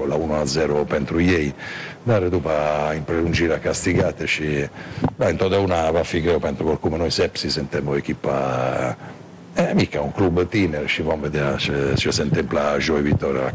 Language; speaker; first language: Romanian; non-native, fluent; Italian